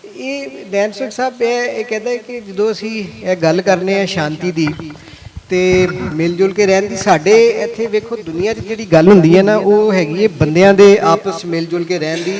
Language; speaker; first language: Punjabi; native; Punjabi